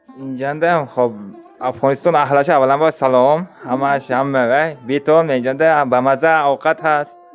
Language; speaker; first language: Persian; non-native, learner; Uzbek